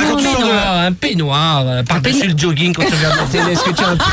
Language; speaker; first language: French; native; French